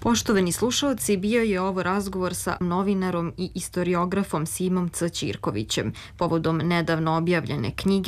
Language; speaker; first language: Serbian; native; Serbian